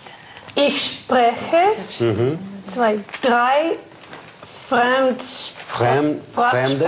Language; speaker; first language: German; non-native, learner; Russian